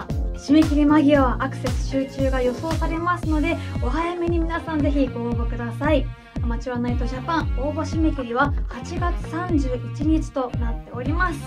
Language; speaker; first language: Japanese; native; Japanese